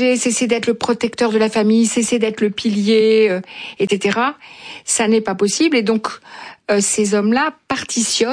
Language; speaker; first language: French; native; French